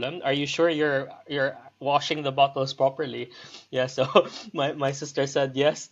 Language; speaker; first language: English; non-native, local second language; Filipino